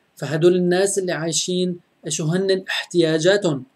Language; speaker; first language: Arabic; native; Arabic